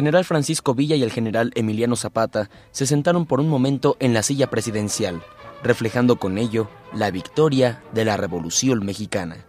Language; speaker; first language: Spanish; native; Spanish